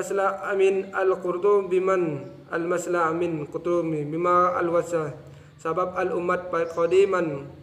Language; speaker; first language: Arabic; non-native, learner; Indonesian